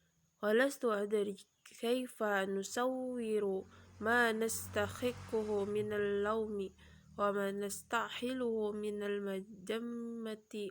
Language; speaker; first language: Arabic; non-native, learner; Indonesian